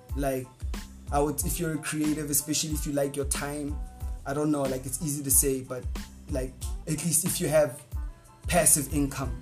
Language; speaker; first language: English; non-native, local second language; Northern Sotho